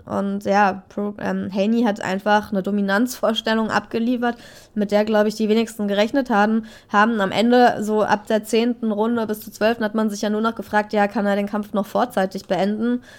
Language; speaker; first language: German; native; German